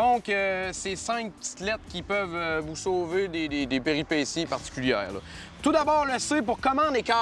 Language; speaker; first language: French; native; French